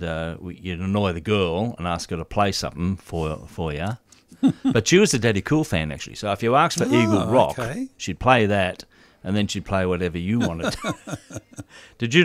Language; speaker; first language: English; native; English